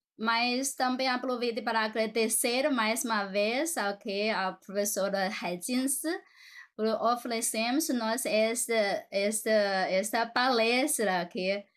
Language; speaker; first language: Portuguese; non-native, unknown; Chinese